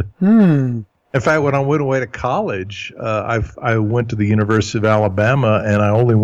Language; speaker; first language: English; early bilingual, other home language; German